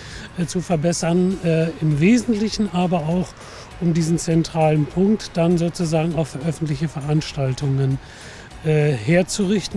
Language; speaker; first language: German; native; German